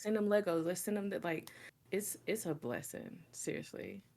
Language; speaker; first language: English; native; English